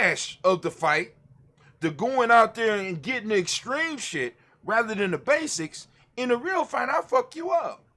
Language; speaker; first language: English; native; English